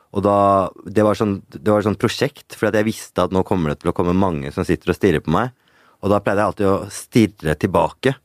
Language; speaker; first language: Norwegian; early bilingual, other home language; Punjabi